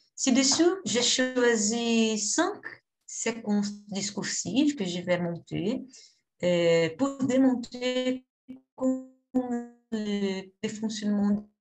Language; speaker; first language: French; non-native, fluent; Portuguese